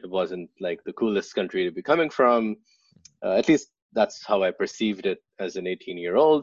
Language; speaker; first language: English; non-native, local second language; Urdu